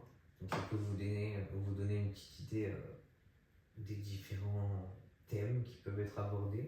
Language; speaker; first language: French; native; French